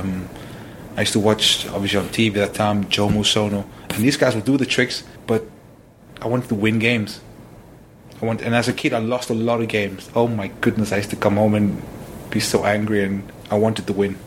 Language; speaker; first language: English; non-native, local second language; Afrikaans